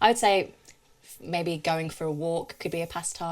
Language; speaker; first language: English; native; English